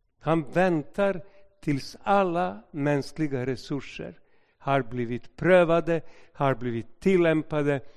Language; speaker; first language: Swedish; non-native, fluent; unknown